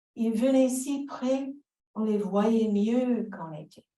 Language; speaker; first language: French; non-native, fluent; English